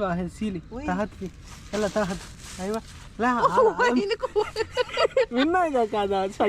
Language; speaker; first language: Arabic; non-native, learner; Telugu